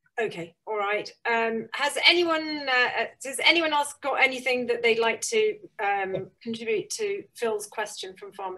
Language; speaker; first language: English; native; English